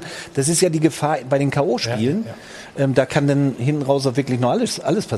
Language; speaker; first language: German; native; German